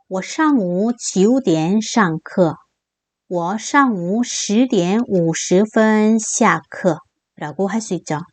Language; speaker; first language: Chinese; non-native, fluent; Korean